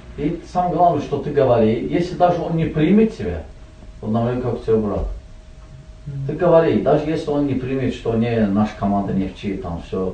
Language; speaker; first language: Russian; non-native, learner; Azerbaijani